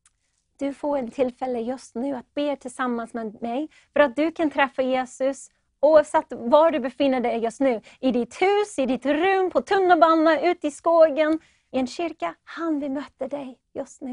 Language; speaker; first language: Swedish; non-native, fluent; English